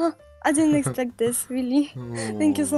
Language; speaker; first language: English; non-native, local second language; Ukrainian